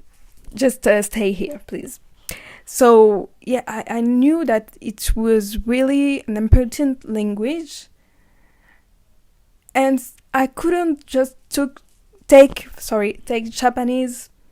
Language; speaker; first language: English; non-native, learner; French